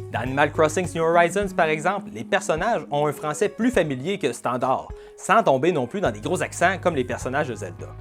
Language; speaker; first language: French; native; French